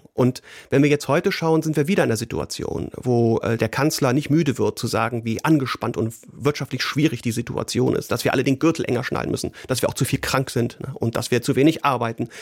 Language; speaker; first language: German; native; German